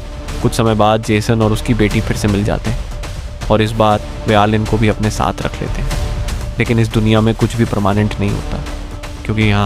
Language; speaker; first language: Hindi; native; Hindi